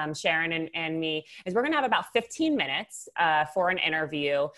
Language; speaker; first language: English; native; English